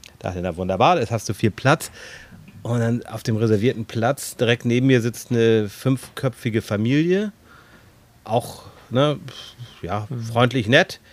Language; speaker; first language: German; native; German